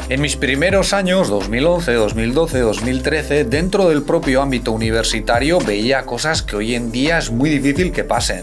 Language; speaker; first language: Spanish; native; Spanish